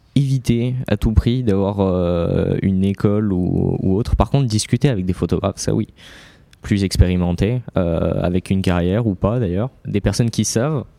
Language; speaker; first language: French; native; French